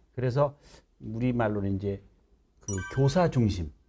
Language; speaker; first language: Korean; native; Korean